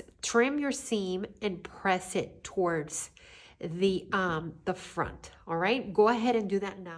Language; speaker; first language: English; native; English